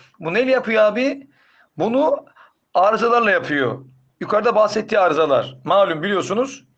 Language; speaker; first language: Turkish; native; Turkish